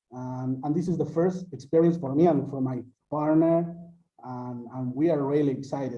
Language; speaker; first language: English; non-native, learner; Spanish